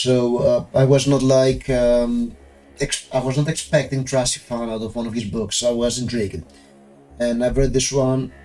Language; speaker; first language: English; non-native, fluent; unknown